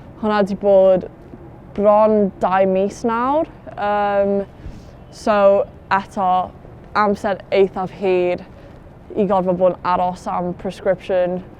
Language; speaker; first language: Welsh; non-native, local second language; English